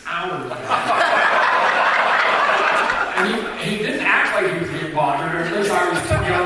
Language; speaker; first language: English; native; English